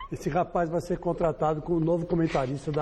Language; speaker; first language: Portuguese; native; Portuguese